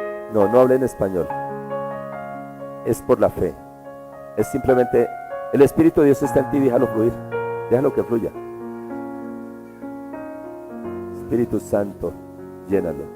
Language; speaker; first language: Spanish; native; Spanish